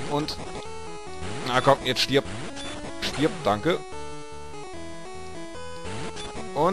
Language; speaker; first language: German; native; German